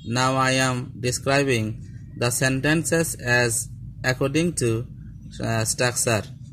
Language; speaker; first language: English; non-native, local second language; Bangla